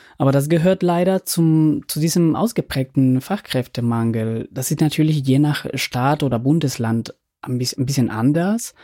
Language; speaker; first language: German; non-native, fluent; Spanish